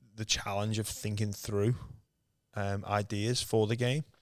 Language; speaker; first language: English; native; English